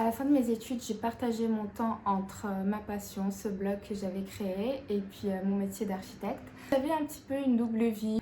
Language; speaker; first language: French; non-native, local second language; Arabic